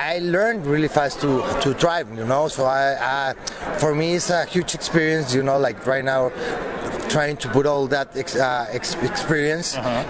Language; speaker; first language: English; non-native, fluent; Spanish